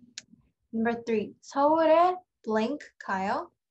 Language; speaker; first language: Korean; non-native, fluent; English